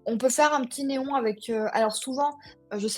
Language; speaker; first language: French; native; French